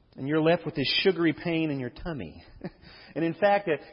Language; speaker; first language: English; native; English